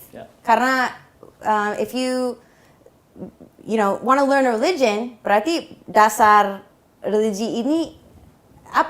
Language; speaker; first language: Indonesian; non-native, fluent; English